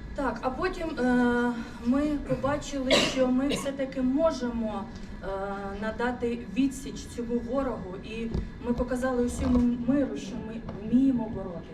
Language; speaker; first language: Ukrainian; non-native, local second language; Russian